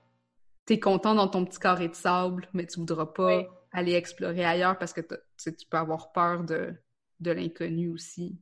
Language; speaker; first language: French; native; French